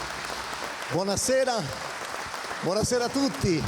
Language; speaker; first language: Italian; native; Italian